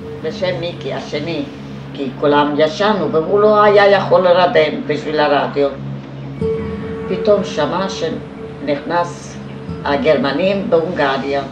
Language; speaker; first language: Hebrew; non-native, fluent; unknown